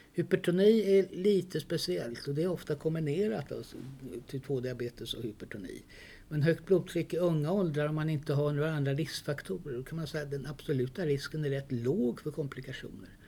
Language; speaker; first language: Swedish; native; Swedish